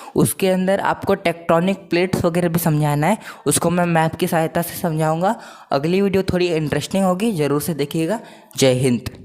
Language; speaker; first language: Hindi; non-native, local second language; Marathi